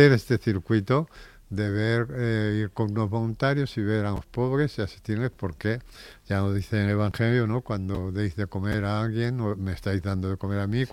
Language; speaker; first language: Spanish; native; Spanish